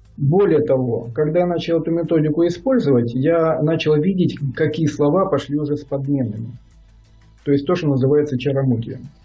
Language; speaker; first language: Russian; native; Russian